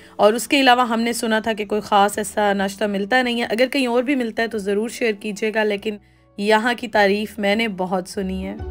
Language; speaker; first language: Urdu; native; Urdu